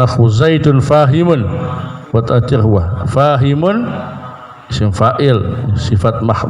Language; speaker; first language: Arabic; non-native, fluent; Indonesian